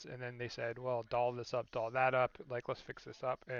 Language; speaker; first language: English; native; English